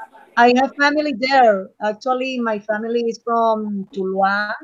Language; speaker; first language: English; non-native, learner; Spanish